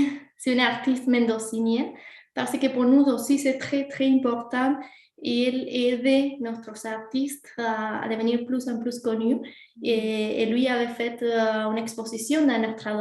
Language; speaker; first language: French; non-native, fluent; Spanish